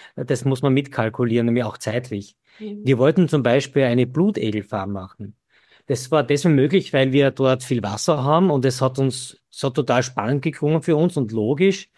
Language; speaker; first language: German; native; German